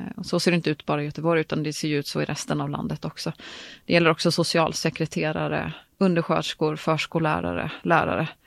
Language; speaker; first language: Swedish; native; Swedish